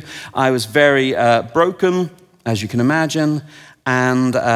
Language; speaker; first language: English; native; English